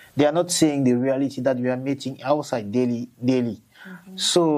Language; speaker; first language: English; non-native, local second language; French